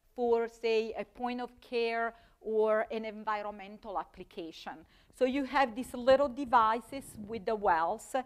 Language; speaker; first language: English; non-native, fluent; Italian